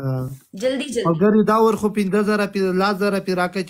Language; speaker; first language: Hindi; non-native, local second language; Pashto